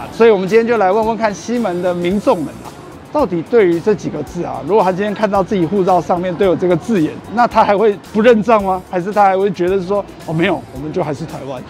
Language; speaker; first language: Chinese; native; Chinese